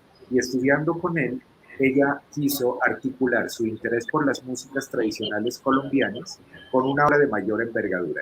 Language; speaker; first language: Spanish; native; Spanish